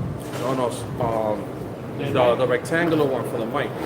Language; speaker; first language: English; native; English